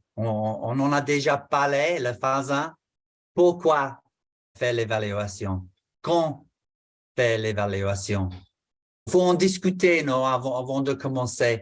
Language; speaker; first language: French; non-native, fluent; English